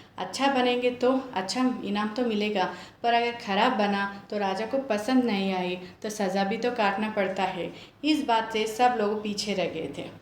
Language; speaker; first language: Hindi; non-native, local second language; Telugu